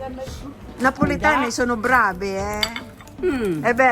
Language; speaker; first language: Italian; non-native, learner; Filipino